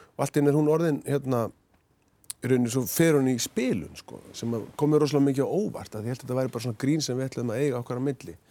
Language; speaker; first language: Icelandic; native; Icelandic